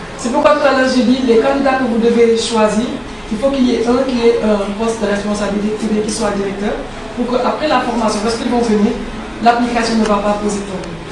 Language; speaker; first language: French; non-native, local second language; Wolof